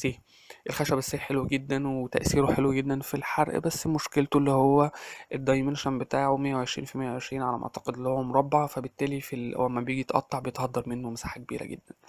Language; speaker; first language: Arabic; native; Arabic